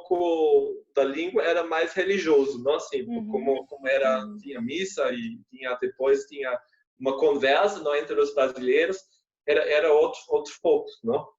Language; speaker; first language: Portuguese; non-native, fluent; German